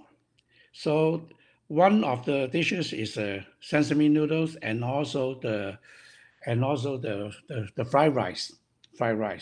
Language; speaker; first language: English; non-native, local second language; Cantonese